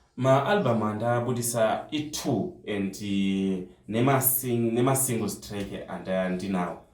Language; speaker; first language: Shona; non-native, local second language; Tsonga